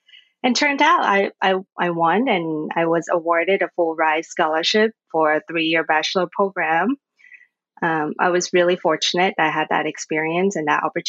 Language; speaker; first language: English; non-native, fluent; Thai